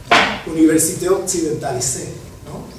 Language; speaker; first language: French; non-native, fluent; Spanish